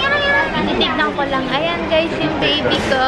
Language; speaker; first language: Filipino; native; Filipino